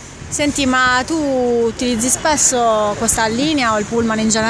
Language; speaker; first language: Italian; native; Italian